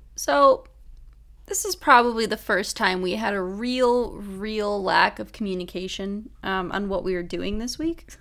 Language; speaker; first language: English; native; English